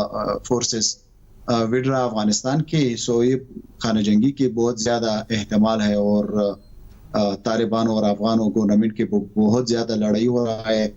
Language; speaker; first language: Hindi; non-native, fluent; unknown